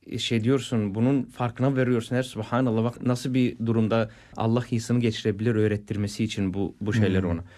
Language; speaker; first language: Turkish; non-native, fluent; Bulgarian